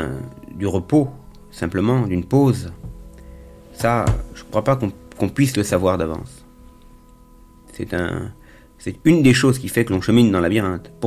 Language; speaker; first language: French; native; French